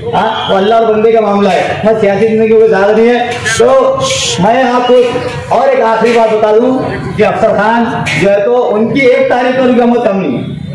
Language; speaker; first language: Hindi; non-native, local second language; Urdu